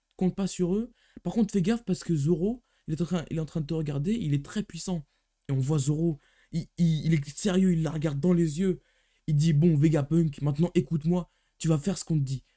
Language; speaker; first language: French; native; French